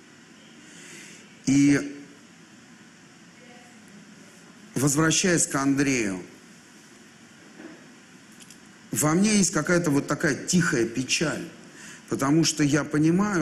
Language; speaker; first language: Russian; native; Russian